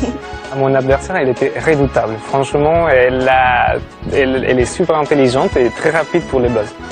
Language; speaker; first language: French; non-native, fluent; Spanish